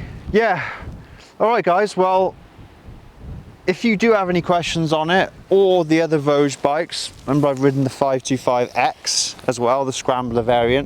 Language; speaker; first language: English; native; English